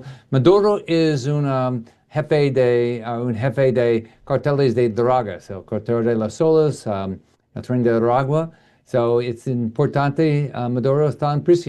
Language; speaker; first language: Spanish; non-native, learner; English